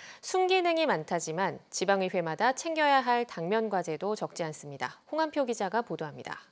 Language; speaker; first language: Korean; native; Korean